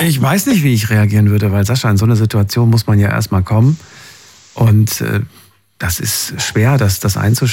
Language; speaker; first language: German; native; German